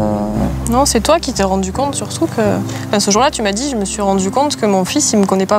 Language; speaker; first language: French; native; French